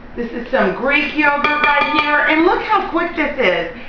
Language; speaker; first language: English; native; English